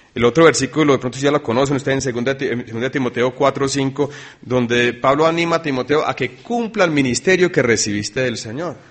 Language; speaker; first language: Spanish; early bilingual, other home language; English